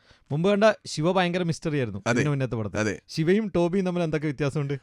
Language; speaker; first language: Malayalam; native; Malayalam